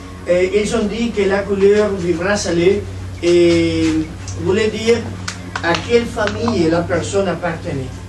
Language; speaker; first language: French; non-native, learner; Spanish